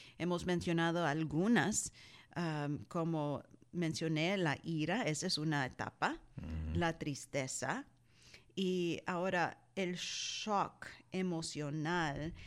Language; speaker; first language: Spanish; early bilingual, heritage; Spanish